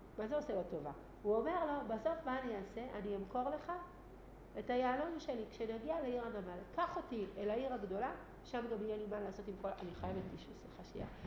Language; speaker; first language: Hebrew; native; Hebrew